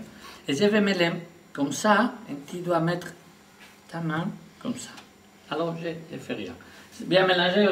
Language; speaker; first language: French; non-native, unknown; Spanish